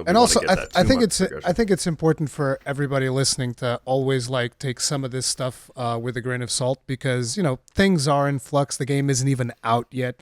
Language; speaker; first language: English; native; English